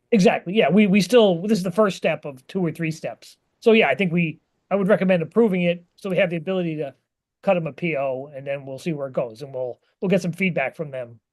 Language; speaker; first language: English; native; English